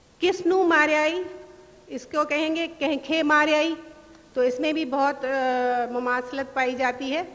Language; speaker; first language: Urdu; non-native, local second language; Sindhi